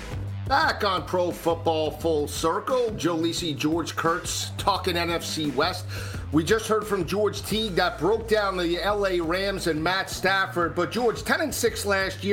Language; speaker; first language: English; native; English